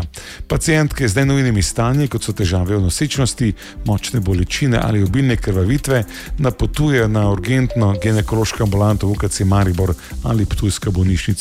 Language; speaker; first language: Slovenian; native; Slovenian